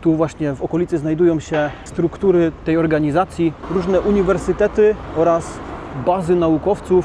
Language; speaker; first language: Polish; native; Polish